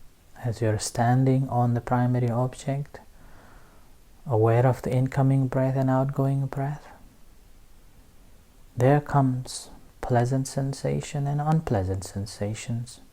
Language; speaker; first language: English; non-native, fluent; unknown